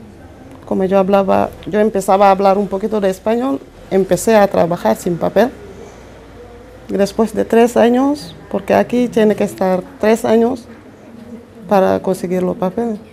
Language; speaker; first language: Spanish; non-native, fluent; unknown